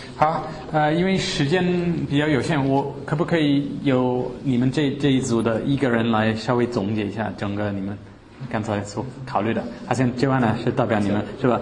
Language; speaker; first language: Chinese; early bilingual, heritage; Chinese